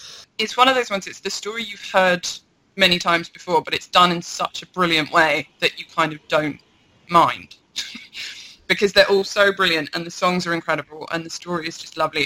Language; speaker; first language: English; native; English